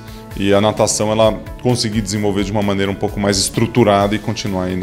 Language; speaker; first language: Portuguese; native; Portuguese